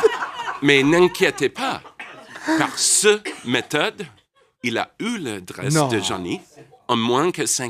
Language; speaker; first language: French; non-native, learner; English